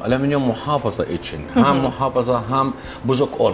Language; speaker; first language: Turkish; non-native, learner; Arabic